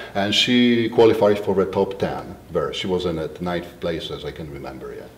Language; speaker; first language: English; non-native, fluent; Polish